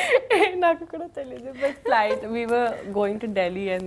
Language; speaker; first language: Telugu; non-native, local second language; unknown